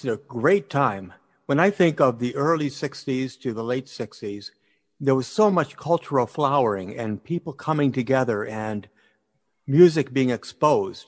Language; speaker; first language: English; native; English